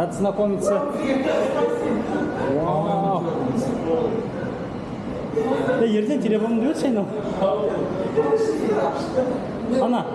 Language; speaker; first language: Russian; non-native, local second language; Kazakh